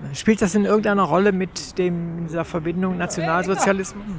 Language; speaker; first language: German; native; German